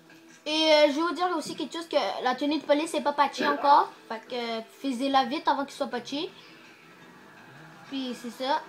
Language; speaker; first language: French; native; French